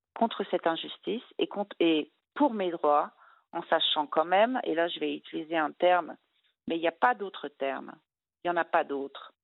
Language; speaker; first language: French; native; French